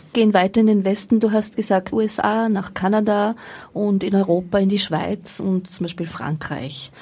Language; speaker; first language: German; native; German